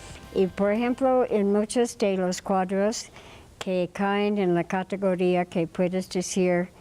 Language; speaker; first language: Spanish; non-native, fluent; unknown